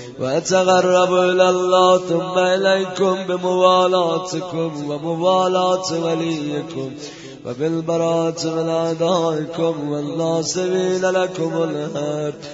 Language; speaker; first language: Arabic; non-native, fluent; Persian